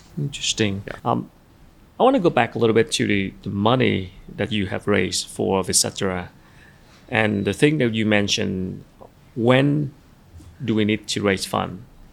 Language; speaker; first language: English; non-native, fluent; Vietnamese